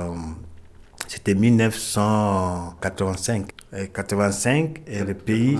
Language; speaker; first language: French; non-native, fluent; Ewe